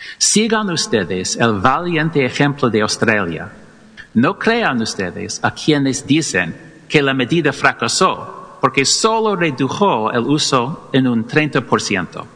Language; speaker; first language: Spanish; non-native, learner; English